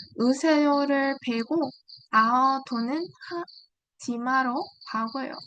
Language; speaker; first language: Korean; non-native, learner; Vietnamese